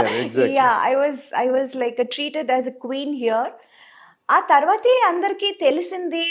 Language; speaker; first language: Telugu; non-native, local second language; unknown